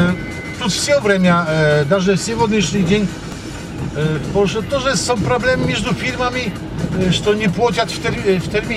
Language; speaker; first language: Russian; non-native, learner; Polish